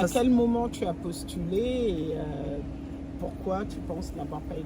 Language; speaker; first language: French; native; French